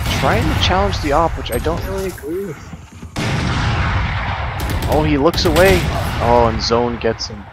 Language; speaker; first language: English; native; English